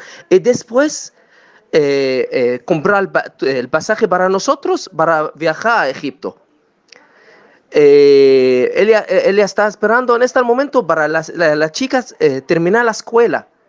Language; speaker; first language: Spanish; non-native, learner; Arabic